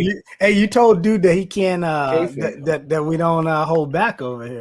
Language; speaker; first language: English; native; English